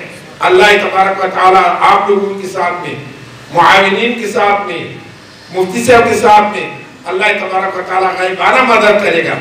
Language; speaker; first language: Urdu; non-native, fluent; Pashto